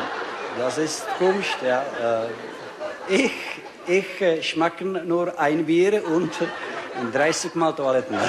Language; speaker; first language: German; non-native, learner; Czech